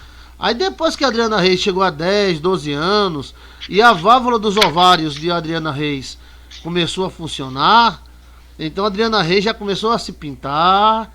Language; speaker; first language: Portuguese; native; Portuguese